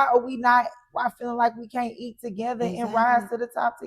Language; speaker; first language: English; native; English